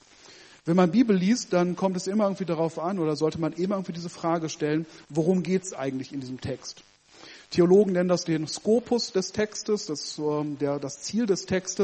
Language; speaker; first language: German; native; German